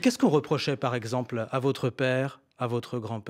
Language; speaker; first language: French; native; French